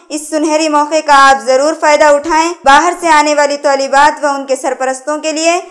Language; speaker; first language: Urdu; native; Urdu